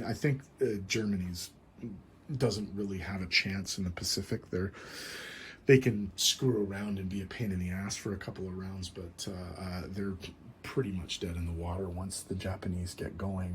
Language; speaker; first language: English; native; English